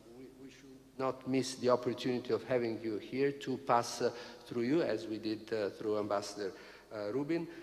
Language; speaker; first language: English; non-native, fluent; Bulgarian